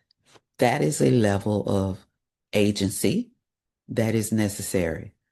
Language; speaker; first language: English; native; English